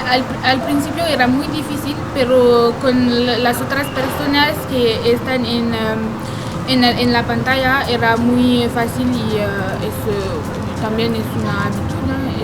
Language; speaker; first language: Spanish; non-native, learner; French